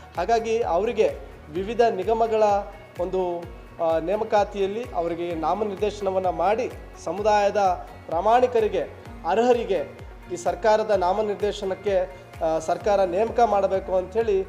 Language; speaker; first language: Kannada; non-native, local second language; Lambadi